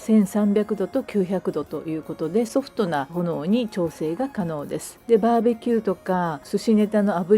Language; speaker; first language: Japanese; native; Japanese